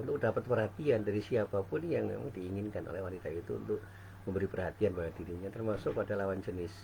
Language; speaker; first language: Indonesian; native; Indonesian